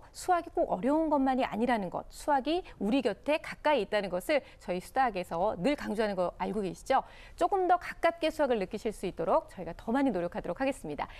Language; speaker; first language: Korean; native; Korean